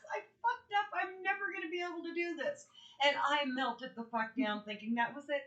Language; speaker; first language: English; native; English